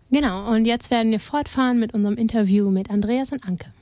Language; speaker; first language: German; native; German